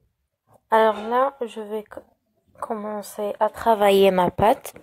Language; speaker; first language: French; non-native, local second language; Arabic